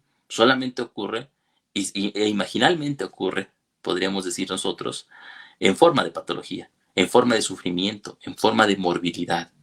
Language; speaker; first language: Spanish; native; Spanish